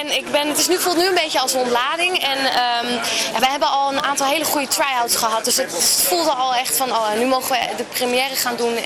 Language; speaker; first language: Dutch; native; Dutch